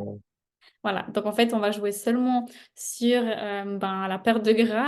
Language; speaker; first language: French; native; French